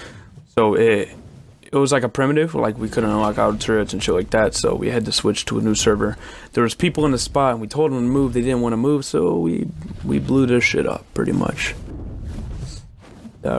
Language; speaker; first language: English; native; English